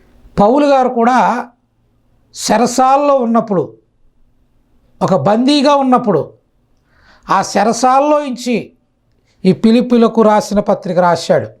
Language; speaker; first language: Telugu; native; Telugu